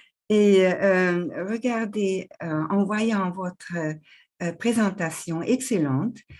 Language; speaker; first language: French; non-native, local second language; German